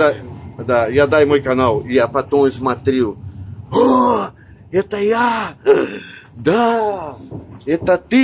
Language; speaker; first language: Russian; non-native, learner; Portuguese